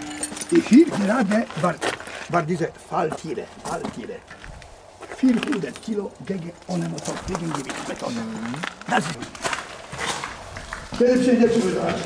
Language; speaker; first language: German; non-native, learner; Polish